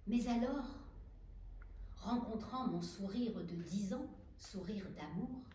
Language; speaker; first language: French; native; French